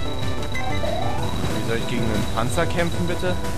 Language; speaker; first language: German; native; German